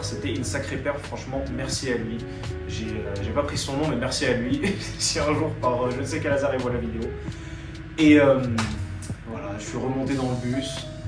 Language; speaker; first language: French; native; French